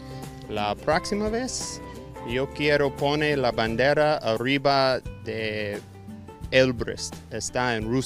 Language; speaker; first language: Spanish; non-native, learner; English